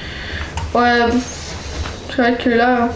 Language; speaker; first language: French; native; French